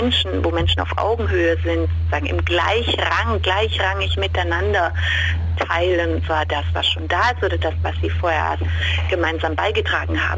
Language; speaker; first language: German; native; German